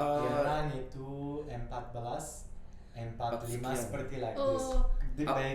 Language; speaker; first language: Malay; non-native, learner; Tajik